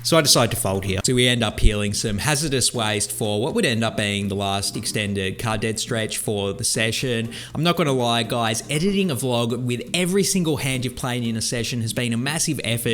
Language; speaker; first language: English; native; English